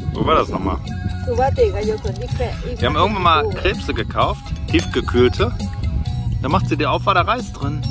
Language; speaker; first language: German; native; German